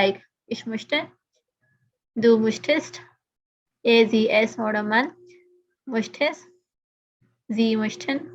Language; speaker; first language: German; non-native, learner; Urdu